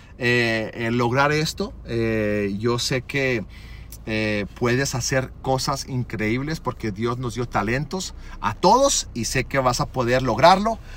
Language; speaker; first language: Spanish; early bilingual, other home language; English